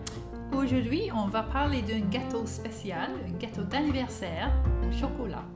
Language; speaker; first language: French; non-native, learner; English